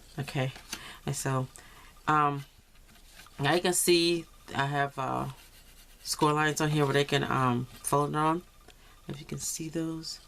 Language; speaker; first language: English; native; English